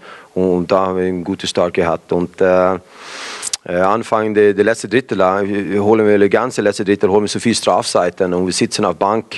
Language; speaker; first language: German; non-native, fluent; Swedish